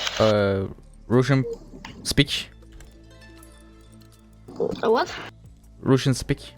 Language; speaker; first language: English; non-native, learner; Turkish